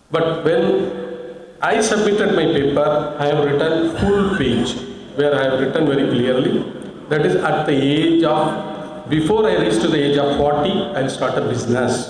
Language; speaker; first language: English; non-native, local second language; Tamil